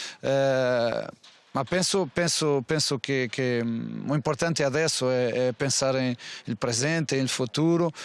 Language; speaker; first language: Italian; non-native, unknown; Portuguese